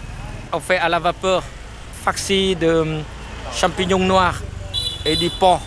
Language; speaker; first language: French; non-native, fluent; Vietnamese